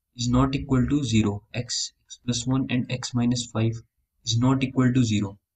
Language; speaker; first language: English; non-native, local second language; Hindi